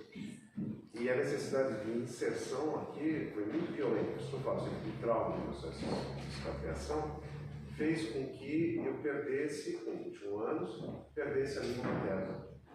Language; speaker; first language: Portuguese; native; Portuguese